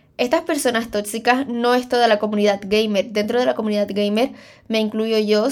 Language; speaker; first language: Spanish; early bilingual, other home language; Chinese